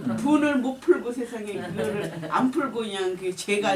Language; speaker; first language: Korean; native; Korean